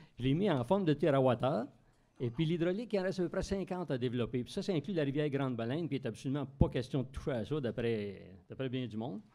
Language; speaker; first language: French; native; French